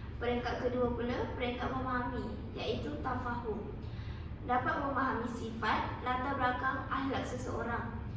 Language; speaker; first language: Malay; native; Malay